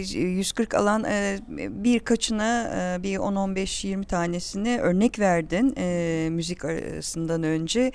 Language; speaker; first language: Turkish; native; Turkish